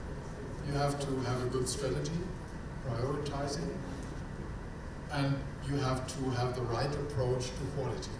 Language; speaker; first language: English; non-native, fluent; German